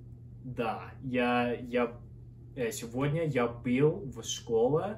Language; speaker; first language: Russian; non-native, learner; English